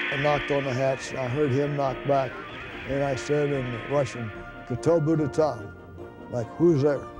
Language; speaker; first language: English; native; English